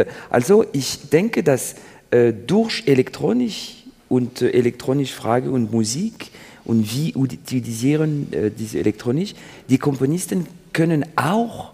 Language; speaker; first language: German; non-native, learner; French